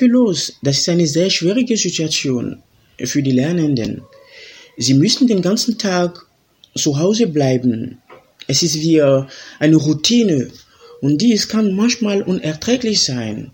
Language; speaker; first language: German; non-native, fluent; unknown